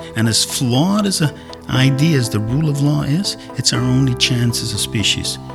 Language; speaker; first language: English; early bilingual, other home language; Italian